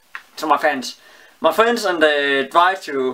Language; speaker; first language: English; non-native, learner; Danish